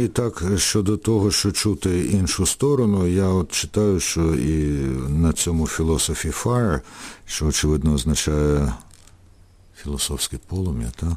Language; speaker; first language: Ukrainian; native; Ukrainian